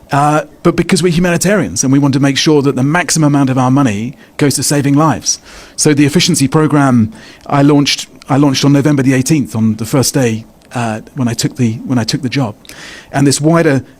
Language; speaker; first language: English; native; English